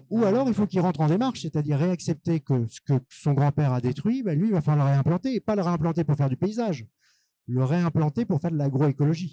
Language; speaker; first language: French; native; French